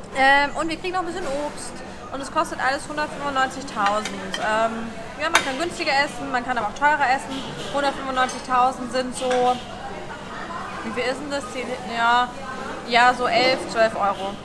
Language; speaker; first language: German; native; German